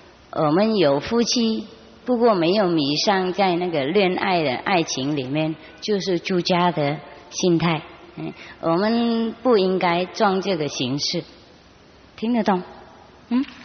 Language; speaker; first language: Chinese; non-native, fluent; Vietnamese